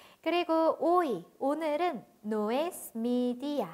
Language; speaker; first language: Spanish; non-native, fluent; Korean